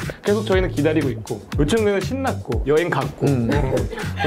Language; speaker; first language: Korean; native; Korean